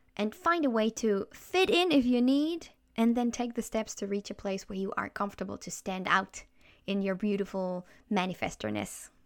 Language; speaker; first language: English; non-native, fluent; German